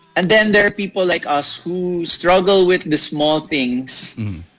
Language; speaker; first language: English; non-native, local second language; Filipino